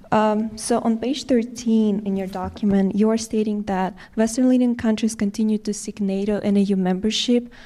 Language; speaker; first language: English; non-native, fluent; Ukrainian